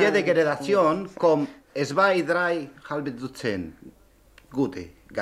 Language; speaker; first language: German; non-native, learner; Spanish